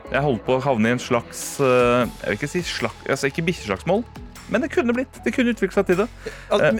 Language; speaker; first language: Norwegian; native; Norwegian